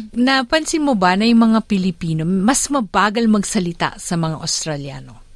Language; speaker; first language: Filipino; native; Filipino